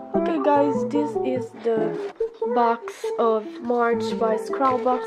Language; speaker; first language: English; non-native, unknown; Italian